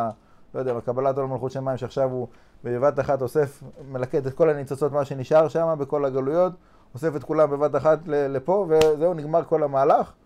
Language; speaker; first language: Hebrew; non-native, fluent; English